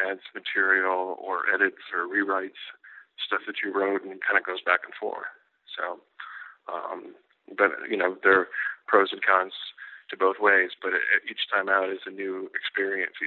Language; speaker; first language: English; native; English